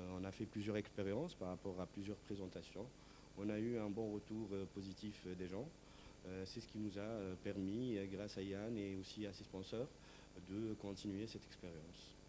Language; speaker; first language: French; non-native, local second language; Arabic